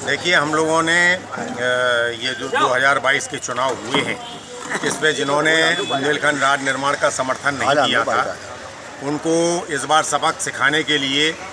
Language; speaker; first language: Hindi; native; Hindi